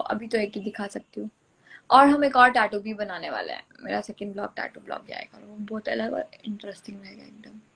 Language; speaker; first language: Hindi; native; Hindi